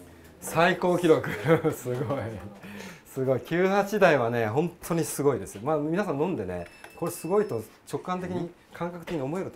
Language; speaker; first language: Japanese; native; Japanese